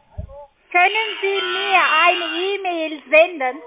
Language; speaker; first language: German; non-native, learner; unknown